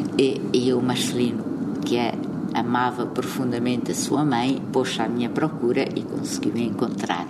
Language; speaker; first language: Portuguese; native; Portuguese